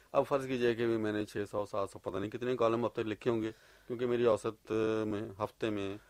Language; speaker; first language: Urdu; native; Urdu